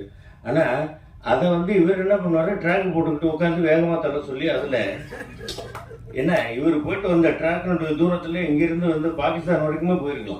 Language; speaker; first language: Tamil; native; Tamil